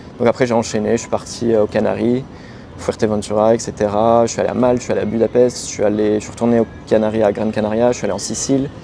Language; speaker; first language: French; native; French